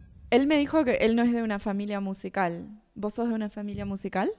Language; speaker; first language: Spanish; native; Spanish